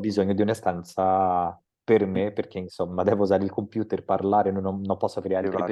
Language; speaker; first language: Italian; non-native, fluent; Portuguese